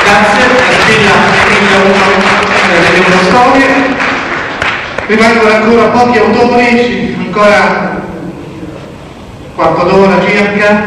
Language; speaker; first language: Italian; native; Italian